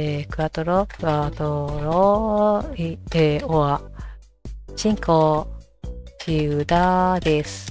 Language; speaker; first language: Spanish; non-native, learner; Japanese